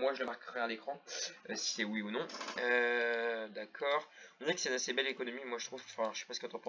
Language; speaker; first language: French; native; French